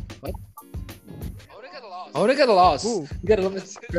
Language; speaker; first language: English; non-native, learner; Indonesian